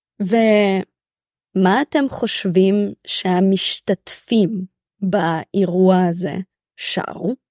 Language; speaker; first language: Hebrew; early bilingual, other home language; Russian